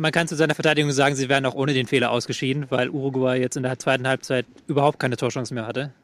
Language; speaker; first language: German; native; German